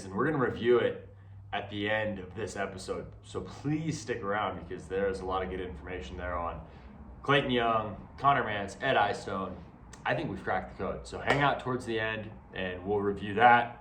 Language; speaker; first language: English; native; English